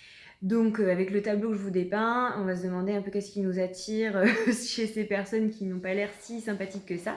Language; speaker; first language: French; native; French